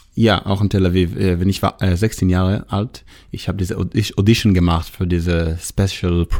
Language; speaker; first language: German; non-native, learner; Hebrew